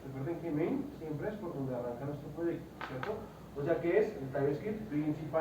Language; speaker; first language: Spanish; native; Spanish